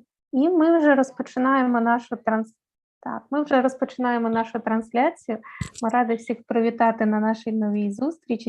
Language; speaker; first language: Ukrainian; native; Ukrainian